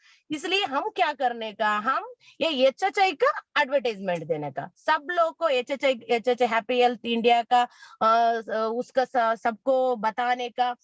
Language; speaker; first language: Hindi; non-native, local second language; Kannada